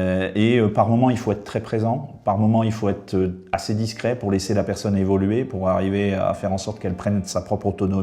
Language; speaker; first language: French; native; French